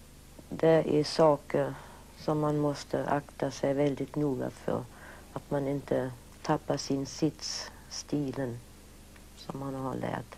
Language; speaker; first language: Swedish; early bilingual, other home language; German